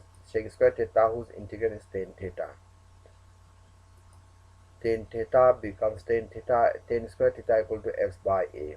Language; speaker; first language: English; non-native, local second language; Manipuri